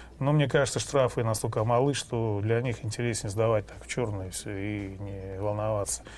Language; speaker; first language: Russian; non-native, local second language; Kyrgyz